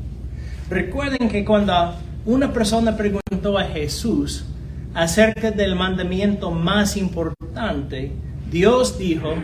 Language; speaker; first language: Spanish; non-native, fluent; English